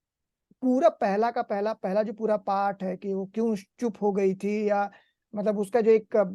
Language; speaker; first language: Hindi; native; Hindi